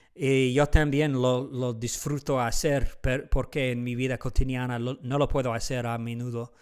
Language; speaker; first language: Spanish; non-native, learner; English